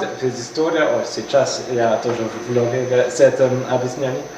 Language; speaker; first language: Russian; non-native, learner; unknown